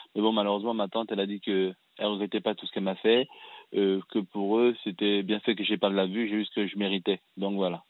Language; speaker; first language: French; early bilingual, other home language; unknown